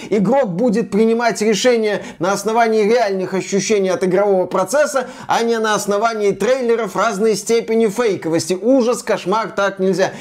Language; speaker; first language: Russian; native; Russian